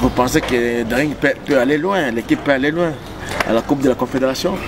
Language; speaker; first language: French; native; French